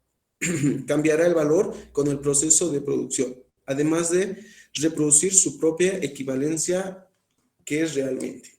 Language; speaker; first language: Spanish; native; Spanish